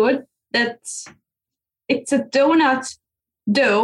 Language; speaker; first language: English; non-native, fluent; Hungarian